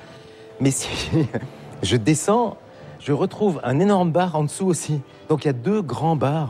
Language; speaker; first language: French; native; French